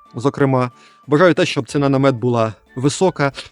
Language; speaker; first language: Ukrainian; non-native, local second language; Russian